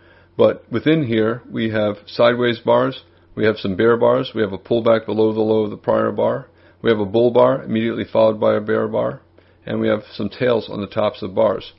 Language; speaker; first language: English; native; English